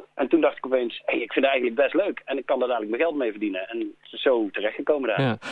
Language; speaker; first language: Dutch; native; Dutch